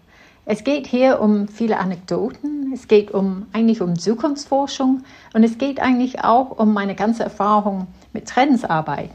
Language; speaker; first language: German; non-native, fluent; English